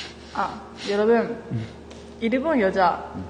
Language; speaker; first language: Korean; non-native, learner; Japanese